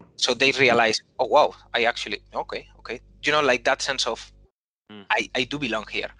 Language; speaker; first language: English; non-native, fluent; Spanish